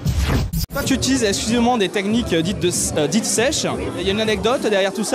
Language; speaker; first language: French; native; French